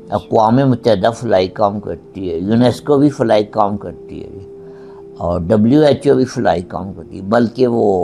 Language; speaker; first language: Urdu; native; Urdu